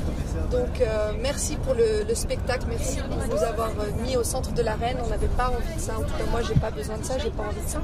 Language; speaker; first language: French; native; French